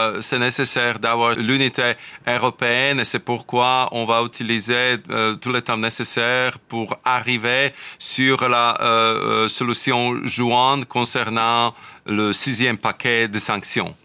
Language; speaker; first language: French; non-native, fluent; Slovak